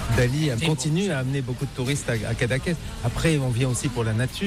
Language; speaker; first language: French; native; French